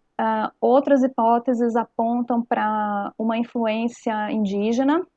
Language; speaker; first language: Portuguese; native; Portuguese